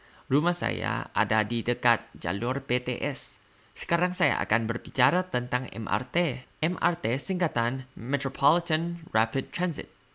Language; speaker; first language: Indonesian; non-native, learner; Thai